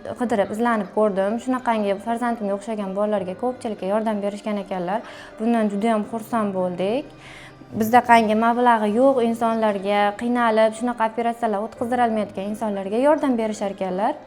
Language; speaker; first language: Uzbek; native; Uzbek